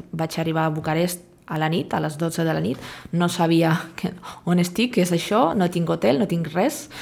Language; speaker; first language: Catalan; non-native, fluent; Russian